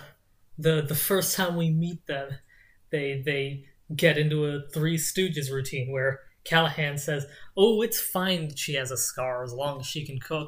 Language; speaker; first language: English; native; English